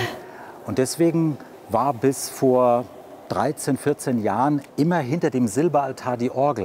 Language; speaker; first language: German; native; German